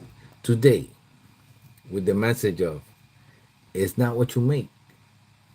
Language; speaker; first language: English; native; English